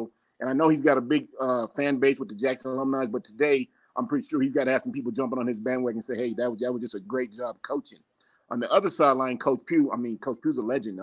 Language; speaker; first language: English; native; English